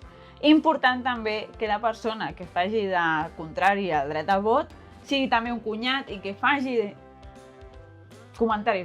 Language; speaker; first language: Catalan; native; Catalan